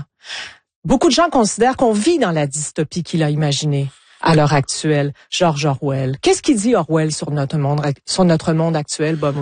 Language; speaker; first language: French; native; French